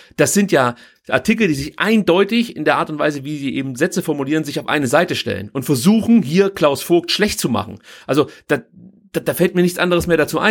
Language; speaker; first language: German; native; German